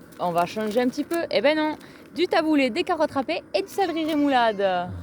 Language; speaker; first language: French; native; French